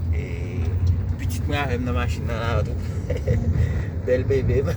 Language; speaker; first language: French; non-native, learner; Haitian Creole